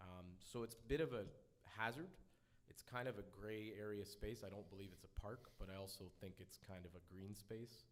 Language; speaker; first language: English; native; English